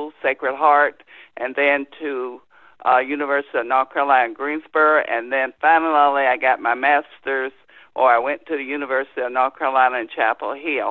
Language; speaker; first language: English; native; English